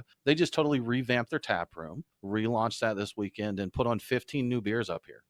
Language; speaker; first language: English; native; English